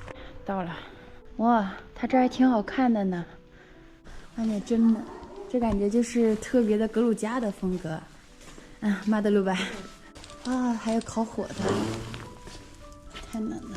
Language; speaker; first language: Chinese; native; Chinese